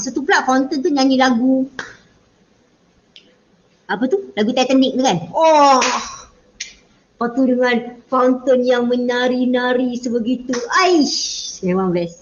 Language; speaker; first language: Malay; native; Malay